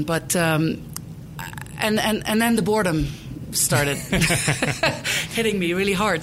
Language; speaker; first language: English; non-native, fluent; Dutch